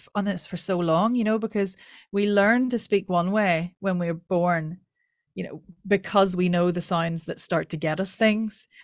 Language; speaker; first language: English; native; English